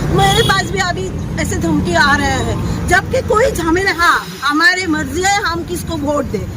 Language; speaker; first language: Hindi; non-native, local second language; Bangla